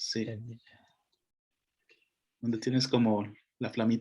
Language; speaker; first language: Spanish; native; Spanish